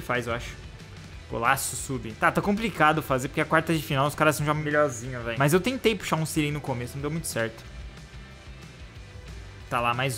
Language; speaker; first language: Portuguese; native; Portuguese